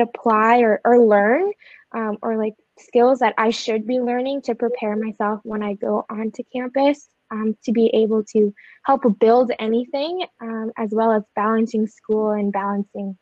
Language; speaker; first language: English; native; English